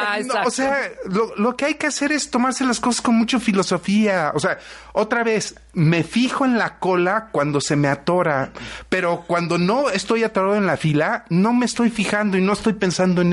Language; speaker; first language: Spanish; native; Spanish